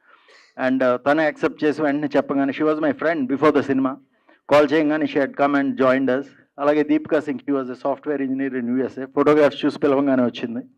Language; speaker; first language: Telugu; native; Telugu